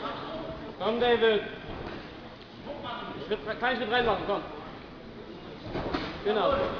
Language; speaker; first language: German; native; German